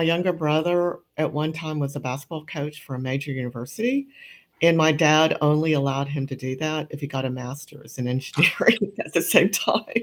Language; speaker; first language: English; native; English